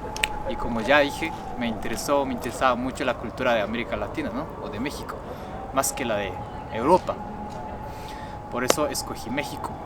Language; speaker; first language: Spanish; non-native, fluent; Japanese